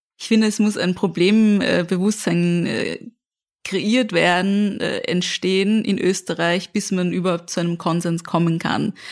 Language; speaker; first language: German; native; German